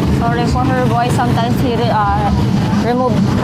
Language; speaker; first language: English; non-native, learner; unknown